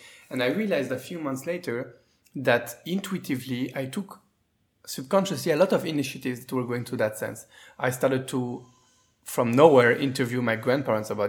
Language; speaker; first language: English; non-native, fluent; French